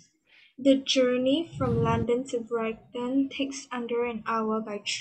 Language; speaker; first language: English; non-native, learner; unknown